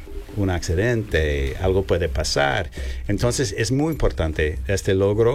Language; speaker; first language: Spanish; non-native, fluent; English